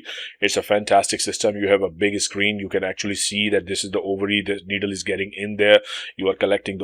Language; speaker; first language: English; non-native, local second language; Urdu